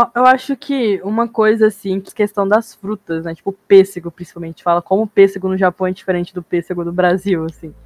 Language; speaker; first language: Portuguese; early bilingual, heritage; Japanese